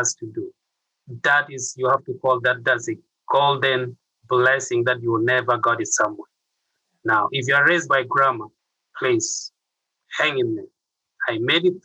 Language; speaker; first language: English; non-native, local second language; Acoli